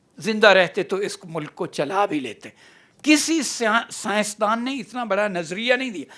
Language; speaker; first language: Urdu; non-native, local second language; Saraiki